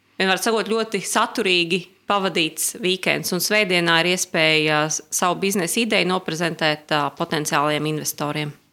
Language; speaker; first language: Latvian; native; Latvian